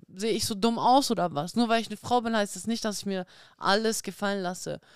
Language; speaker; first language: German; early bilingual, other home language; Russian